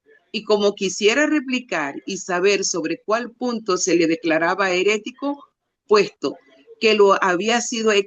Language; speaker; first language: Spanish; native; Spanish